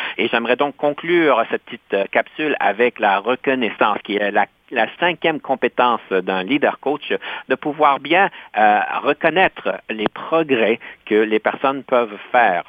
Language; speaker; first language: French; native; French